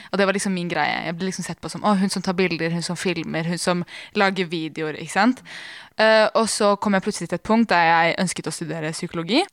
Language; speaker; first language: Norwegian; early bilingual, other home language; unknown